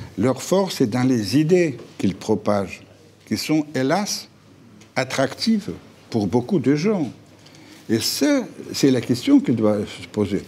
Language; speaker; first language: French; non-native, fluent; Russian